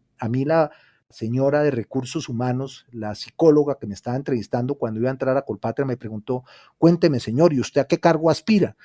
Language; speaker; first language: Spanish; native; Spanish